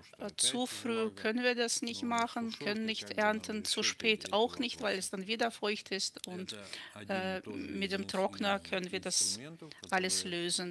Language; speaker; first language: German; non-native, fluent; Russian